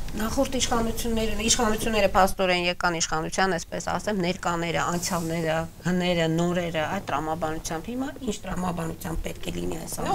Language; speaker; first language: Armenian; native; Armenian